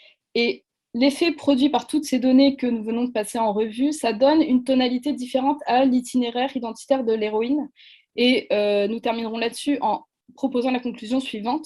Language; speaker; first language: French; native; French